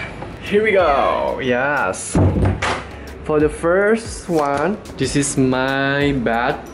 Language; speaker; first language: English; non-native, learner; Indonesian